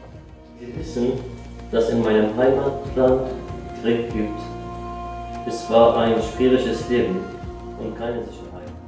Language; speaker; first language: German; non-native, learner; Arabic